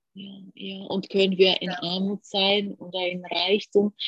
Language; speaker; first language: German; non-native, fluent; Georgian